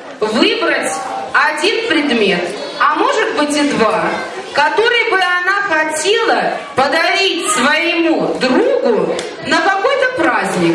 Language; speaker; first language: Russian; native; Russian